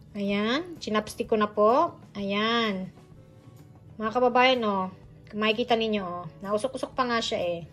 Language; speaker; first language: Filipino; native; Filipino